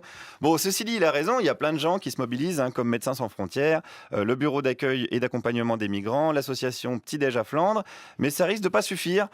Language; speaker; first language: French; native; French